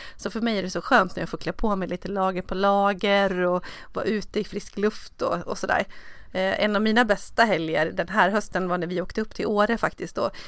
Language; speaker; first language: Swedish; native; Swedish